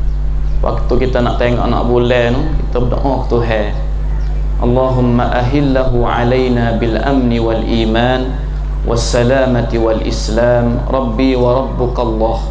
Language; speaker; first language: Malay; native; Malay